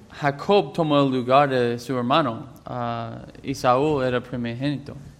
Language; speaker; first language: Spanish; non-native, fluent; English